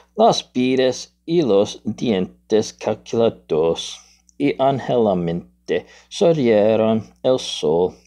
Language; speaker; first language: Spanish; non-native, learner; English